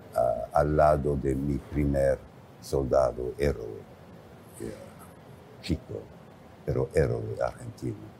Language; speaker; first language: Spanish; non-native, fluent; English